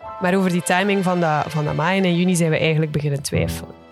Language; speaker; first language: Dutch; native; Dutch